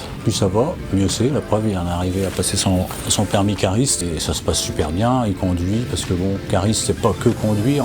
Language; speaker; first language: French; native; French